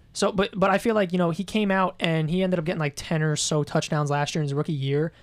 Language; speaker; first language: English; native; English